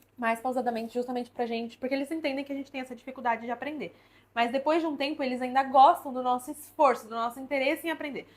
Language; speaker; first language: Portuguese; native; Portuguese